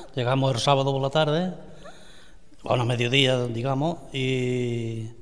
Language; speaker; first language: Spanish; native; Spanish